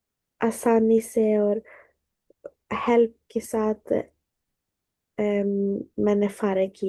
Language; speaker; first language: Hindi; early bilingual, heritage; Hindi